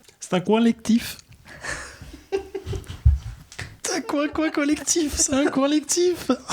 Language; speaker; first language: French; native; French